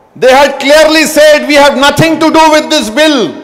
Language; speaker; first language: English; non-native, local second language; Urdu